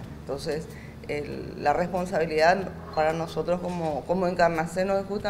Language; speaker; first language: Spanish; native; Spanish